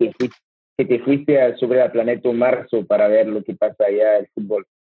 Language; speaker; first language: Spanish; non-native, learner; French